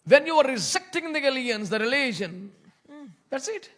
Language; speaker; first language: English; non-native, local second language; Telugu